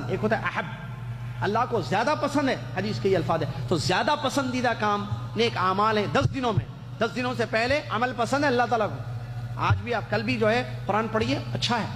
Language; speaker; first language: Urdu; native; Urdu